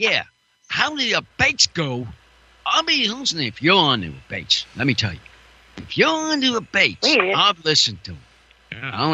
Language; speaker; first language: English; non-native, fluent; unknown